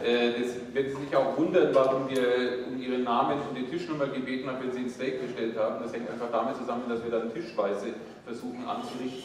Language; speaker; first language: German; native; German